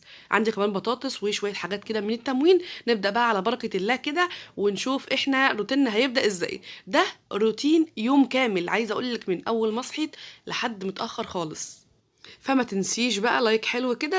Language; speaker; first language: Arabic; native; Arabic